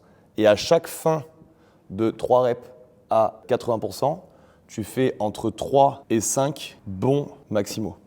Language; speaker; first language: French; native; French